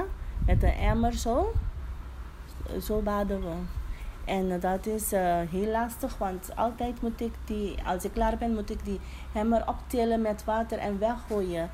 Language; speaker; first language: Dutch; non-native, local second language; Papiamento